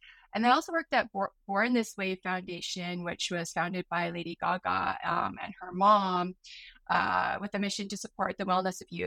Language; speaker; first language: English; native; English